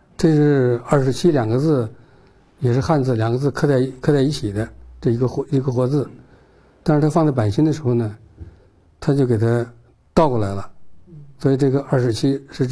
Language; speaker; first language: Chinese; native; Chinese